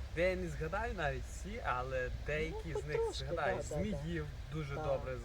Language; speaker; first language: Ukrainian; native; Ukrainian